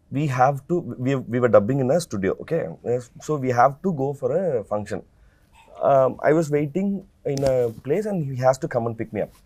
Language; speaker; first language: English; non-native, local second language; Tamil